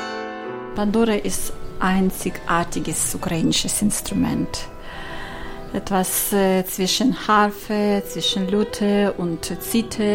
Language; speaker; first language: German; non-native, learner; Ukrainian